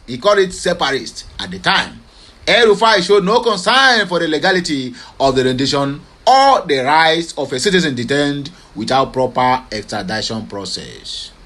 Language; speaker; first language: English; non-native, local second language; Igbo